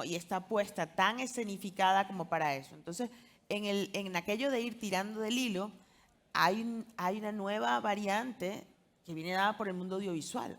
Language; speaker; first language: Spanish; native; Spanish